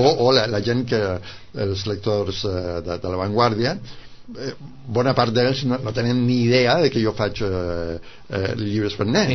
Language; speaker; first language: Catalan; non-native, fluent; Spanish